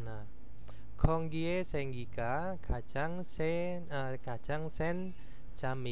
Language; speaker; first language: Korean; non-native, fluent; Indonesian